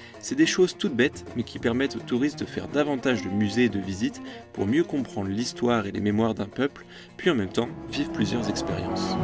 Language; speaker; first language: French; native; French